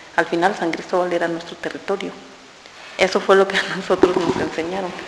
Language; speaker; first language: Spanish; non-native, local second language; Tzotzil